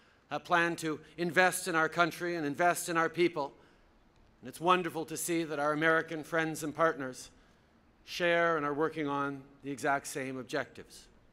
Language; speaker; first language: English; early bilingual, other home language; French